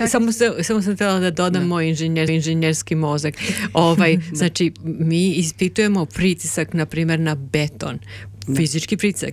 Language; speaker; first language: Serbian; native; Serbian